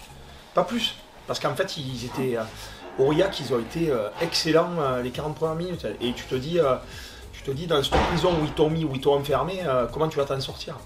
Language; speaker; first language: French; native; French